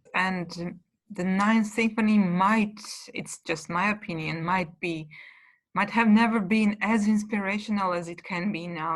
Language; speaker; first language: English; non-native, fluent; Georgian